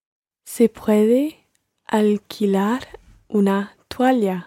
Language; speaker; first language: Spanish; non-native, learner; English